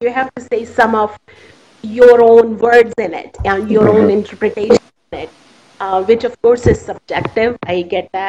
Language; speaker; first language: English; non-native, local second language; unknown